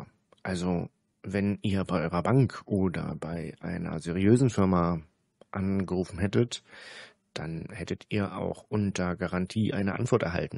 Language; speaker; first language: German; native; German